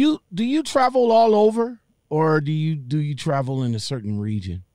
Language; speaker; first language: English; native; English